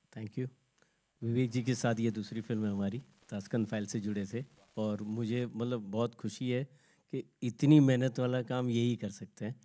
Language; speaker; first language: Hindi; native; Hindi